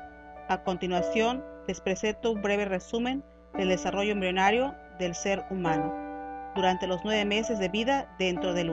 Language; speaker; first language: Spanish; native; Spanish